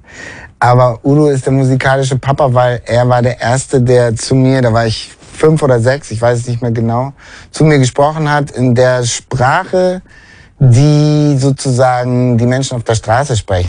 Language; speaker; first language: German; native; German